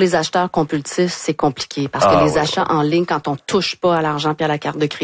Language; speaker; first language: French; native; French